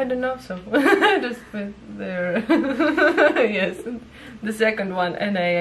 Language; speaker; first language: English; non-native, learner; Russian